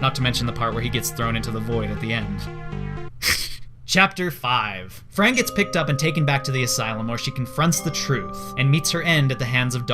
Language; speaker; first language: English; native; English